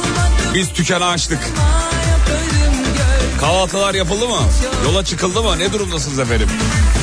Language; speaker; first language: Turkish; native; Turkish